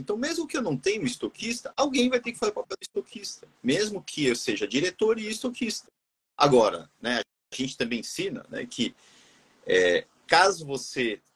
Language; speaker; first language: Portuguese; native; Portuguese